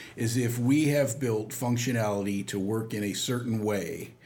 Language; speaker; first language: English; native; English